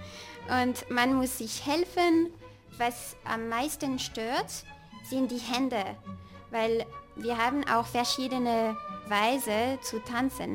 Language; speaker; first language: German; non-native, fluent; French